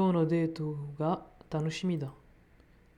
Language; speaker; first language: Japanese; non-native, learner; English